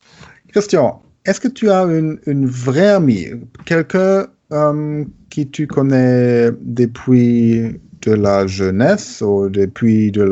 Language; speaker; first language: French; non-native, learner; German